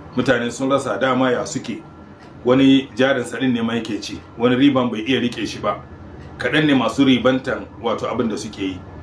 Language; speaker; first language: Hausa; native; Hausa